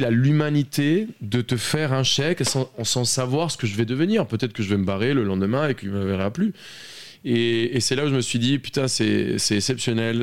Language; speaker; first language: French; non-native, fluent; Spanish